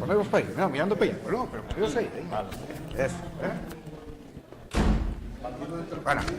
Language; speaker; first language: Spanish; native; Spanish